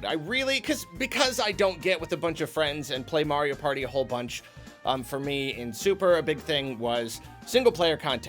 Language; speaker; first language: English; native; English